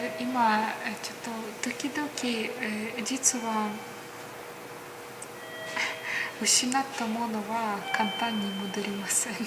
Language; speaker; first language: Japanese; non-native, learner; Ukrainian